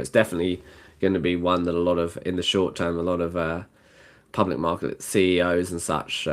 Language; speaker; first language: English; native; English